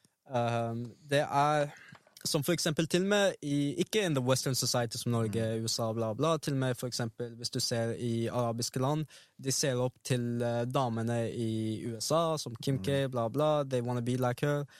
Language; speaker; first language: Norwegian; early bilingual, other home language; Arabic